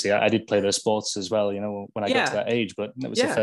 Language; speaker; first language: English; native; English